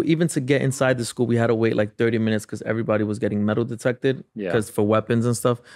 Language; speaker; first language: English; native; English